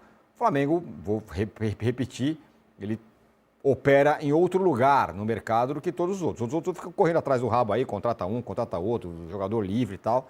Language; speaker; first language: Portuguese; native; Portuguese